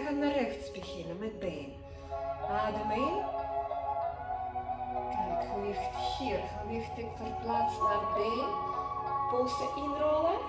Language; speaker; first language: Dutch; non-native, learner; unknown